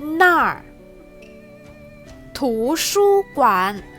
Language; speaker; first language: Chinese; non-native, fluent; Thai